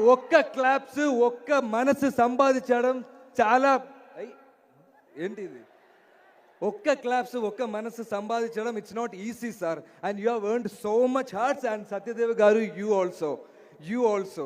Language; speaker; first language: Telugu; non-native, learner; Malayalam